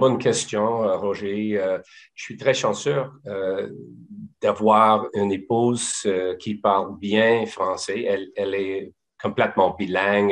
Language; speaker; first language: French; non-native, local second language; English